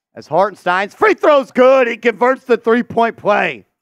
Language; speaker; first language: English; native; English